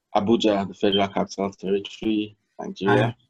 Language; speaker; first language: English; non-native, local second language; Yoruba